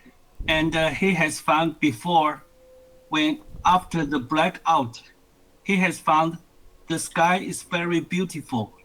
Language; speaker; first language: English; non-native, learner; Chinese